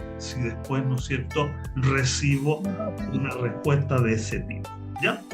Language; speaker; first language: Spanish; native; Spanish